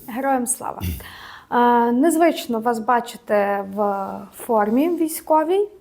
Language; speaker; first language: Ukrainian; native; Ukrainian